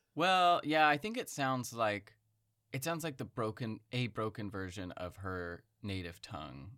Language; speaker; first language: English; native; English